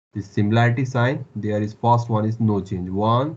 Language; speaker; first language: English; non-native, local second language; Nepali